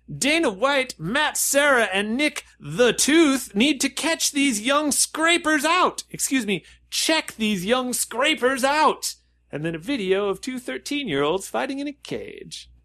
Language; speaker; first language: English; native; English